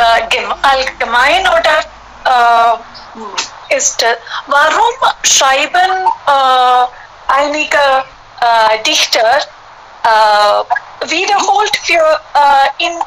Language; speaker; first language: German; non-native, learner; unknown